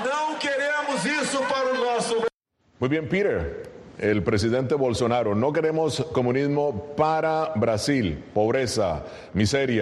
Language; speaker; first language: Spanish; native; Spanish